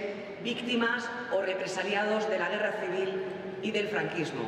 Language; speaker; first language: Spanish; native; Spanish